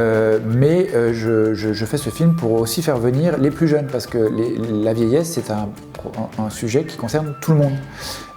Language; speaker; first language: French; native; French